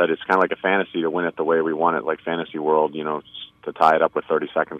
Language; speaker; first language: English; native; English